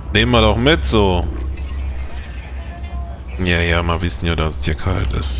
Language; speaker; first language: German; native; German